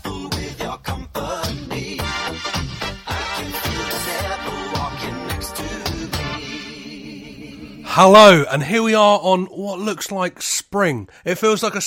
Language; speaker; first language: English; native; English